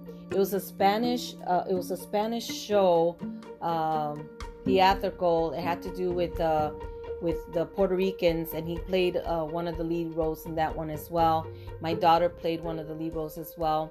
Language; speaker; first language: English; non-native, fluent; Spanish